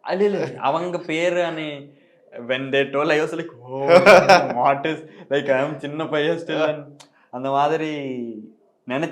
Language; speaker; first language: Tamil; non-native, learner; Telugu